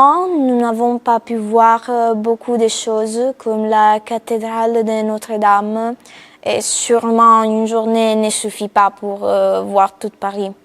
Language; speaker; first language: French; non-native, fluent; Italian